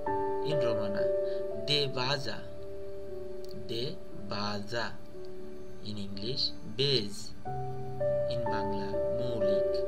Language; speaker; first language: English; non-native, local second language; Bangla